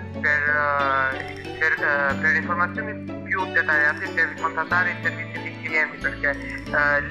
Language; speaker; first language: Italian; non-native, local second language; Albanian